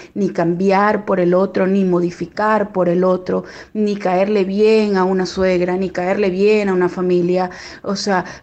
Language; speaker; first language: Spanish; native; Spanish